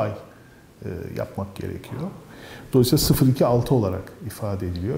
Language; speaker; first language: Turkish; native; Turkish